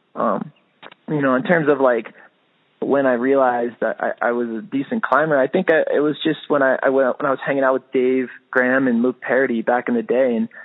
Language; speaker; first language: English; native; English